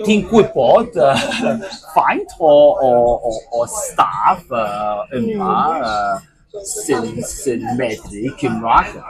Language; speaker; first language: Welsh; non-native, learner; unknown